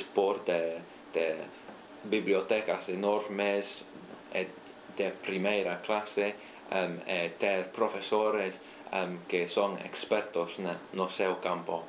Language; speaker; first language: Galician; non-native, learner; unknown